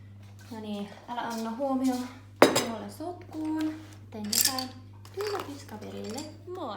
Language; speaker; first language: Finnish; non-native, learner; English